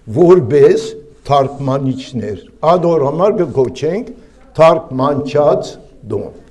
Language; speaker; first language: Armenian; native; Armenian